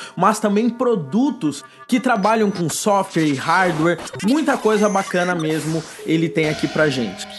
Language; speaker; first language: Portuguese; native; Portuguese